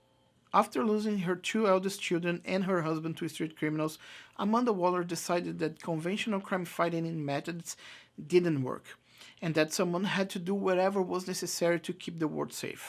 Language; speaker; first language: English; non-native, fluent; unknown